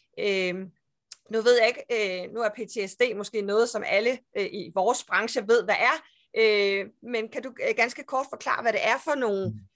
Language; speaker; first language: Danish; native; Danish